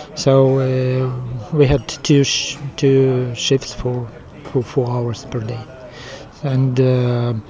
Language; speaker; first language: English; non-native, fluent; Ukrainian